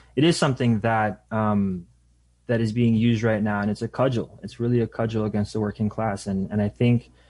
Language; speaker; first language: English; native; English